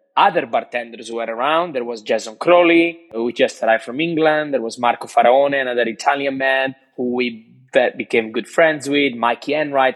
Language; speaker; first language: English; non-native, fluent; Italian